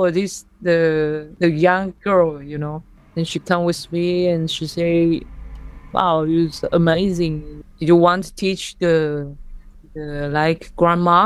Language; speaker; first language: English; non-native, learner; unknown